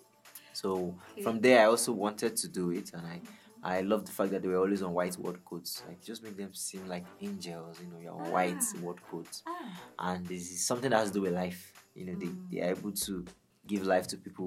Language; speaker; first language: English; non-native, local second language; Yoruba